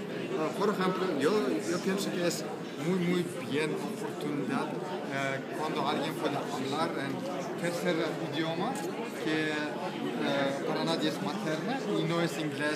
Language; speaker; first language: Spanish; non-native, learner; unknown